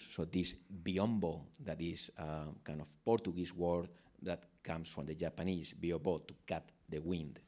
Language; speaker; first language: English; non-native, fluent; Spanish